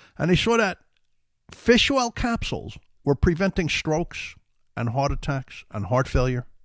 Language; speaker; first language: English; native; English